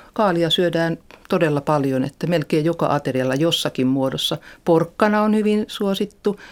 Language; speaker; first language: Finnish; native; Finnish